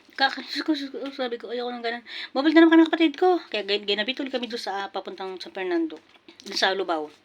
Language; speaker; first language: Filipino; non-native, local second language; Pampanga